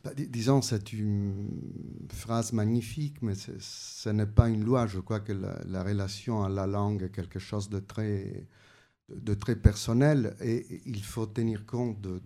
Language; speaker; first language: French; non-native, fluent; Italian